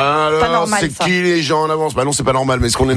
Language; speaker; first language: French; native; French